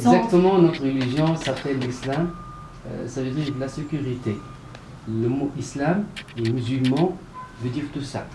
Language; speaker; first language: French; non-native, local second language; Arabic